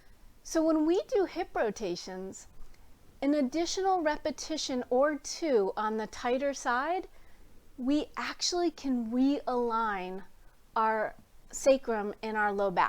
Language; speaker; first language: English; native; English